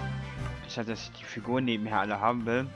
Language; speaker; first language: German; native; German